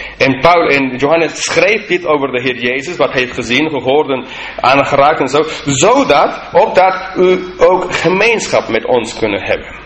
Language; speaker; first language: Dutch; non-native, fluent; English